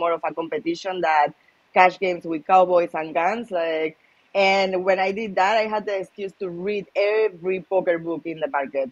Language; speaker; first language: English; non-native, fluent; Spanish